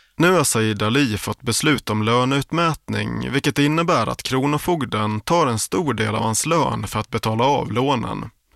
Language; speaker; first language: Swedish; native; Swedish